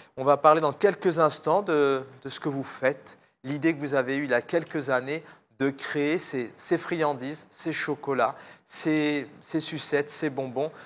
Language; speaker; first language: French; native; French